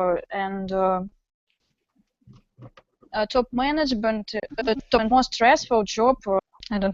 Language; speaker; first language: English; non-native, learner; Russian